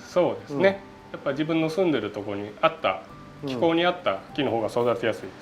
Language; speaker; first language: Japanese; native; Japanese